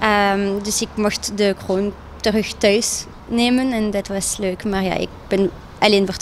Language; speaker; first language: Dutch; non-native, local second language; French